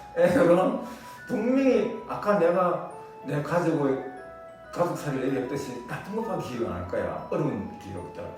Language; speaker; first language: Korean; non-native, fluent; Japanese